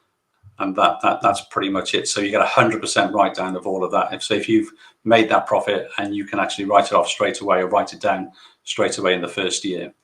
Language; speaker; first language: English; native; English